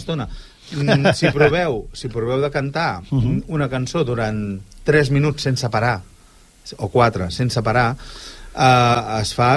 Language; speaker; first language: Catalan; native; Catalan